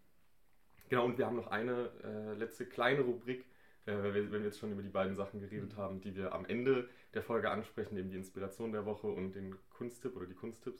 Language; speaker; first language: German; native; German